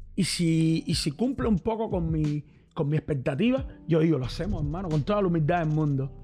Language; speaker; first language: Spanish; native; Spanish